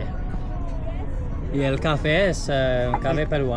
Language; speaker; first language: Spanish; non-native, learner; English